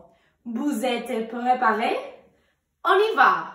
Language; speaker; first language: French; non-native, learner; Spanish